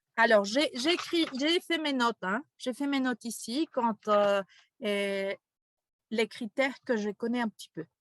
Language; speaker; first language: French; non-native, fluent; Spanish